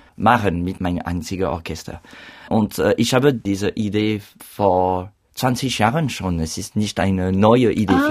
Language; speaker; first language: German; non-native, learner; French